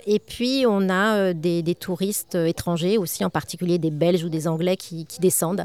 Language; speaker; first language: French; native; French